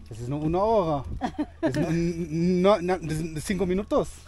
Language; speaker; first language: Spanish; non-native, learner; German